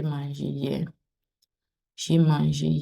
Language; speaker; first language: French; non-native, fluent; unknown